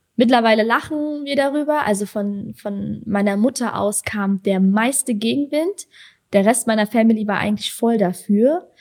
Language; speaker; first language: German; early bilingual, other home language; Persian